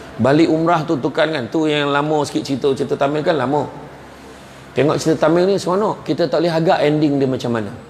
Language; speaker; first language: Malay; native; Malay